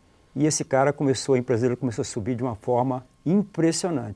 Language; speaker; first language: Portuguese; native; Portuguese